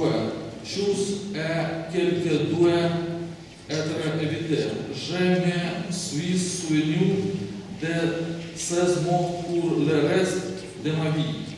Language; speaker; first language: French; non-native, learner; Russian